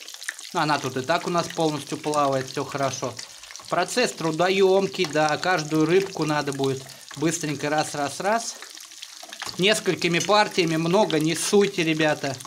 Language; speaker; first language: Russian; native; Russian